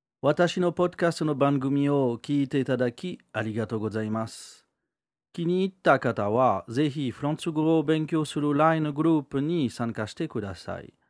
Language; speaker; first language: Japanese; non-native, learner; French